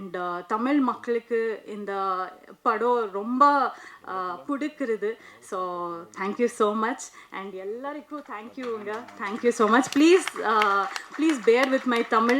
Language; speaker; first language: Tamil; non-native, local second language; Kannada